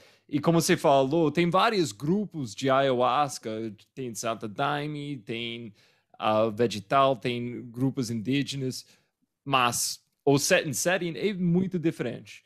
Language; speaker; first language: Portuguese; non-native, fluent; English